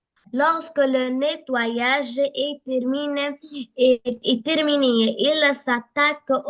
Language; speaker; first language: French; non-native, learner; Arabic